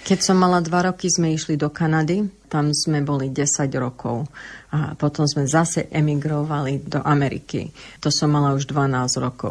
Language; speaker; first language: Slovak; early bilingual, heritage; English